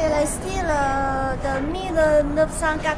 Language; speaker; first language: French; non-native, learner; Chinese